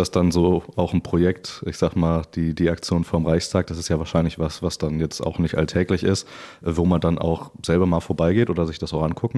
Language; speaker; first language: German; native; German